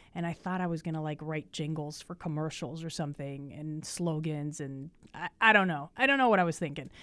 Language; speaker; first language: English; early bilingual, other home language; Spanish